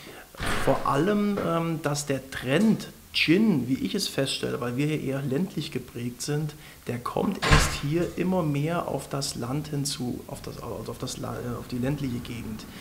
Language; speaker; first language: German; native; German